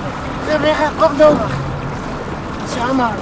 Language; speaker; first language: French; native; French